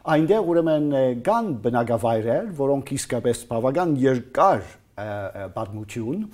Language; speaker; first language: Armenian; non-native, fluent; English